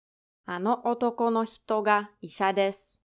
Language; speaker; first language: Japanese; non-native, fluent; Lithuanian